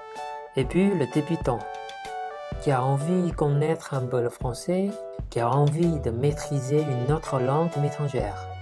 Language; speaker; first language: French; non-native, fluent; Chinese